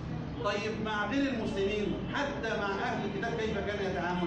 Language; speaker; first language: Arabic; native; Arabic